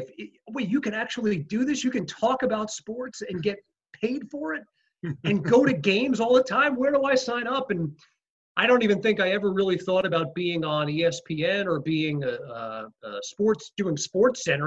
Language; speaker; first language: English; native; English